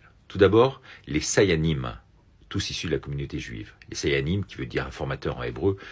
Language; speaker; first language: French; native; French